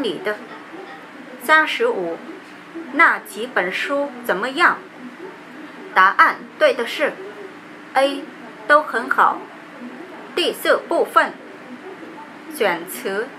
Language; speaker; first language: Chinese; non-native, learner; Vietnamese